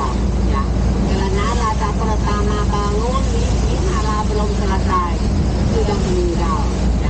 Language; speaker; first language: Indonesian; non-native, fluent; Thai